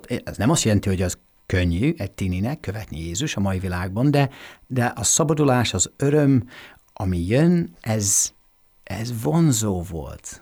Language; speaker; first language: Hungarian; non-native, fluent; English